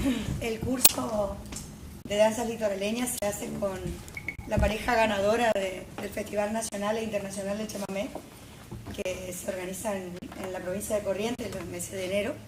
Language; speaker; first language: Spanish; native; Spanish